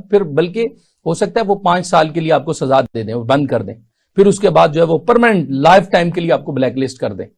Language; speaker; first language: Urdu; non-native, local second language; Punjabi